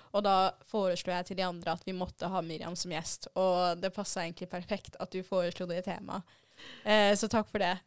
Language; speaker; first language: Norwegian; early bilingual, other home language; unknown